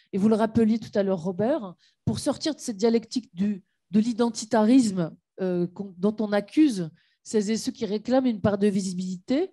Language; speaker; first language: French; native; French